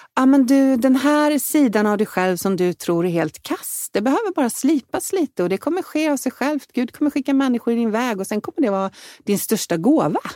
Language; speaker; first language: Swedish; native; Swedish